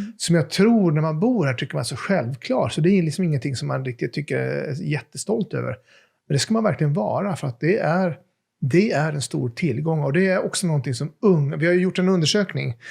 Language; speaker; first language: Swedish; native; Swedish